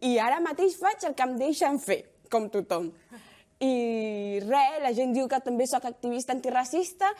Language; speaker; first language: Catalan; early bilingual, other home language; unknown